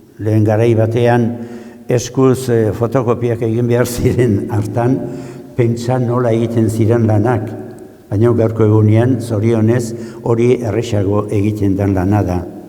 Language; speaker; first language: Basque; native; Basque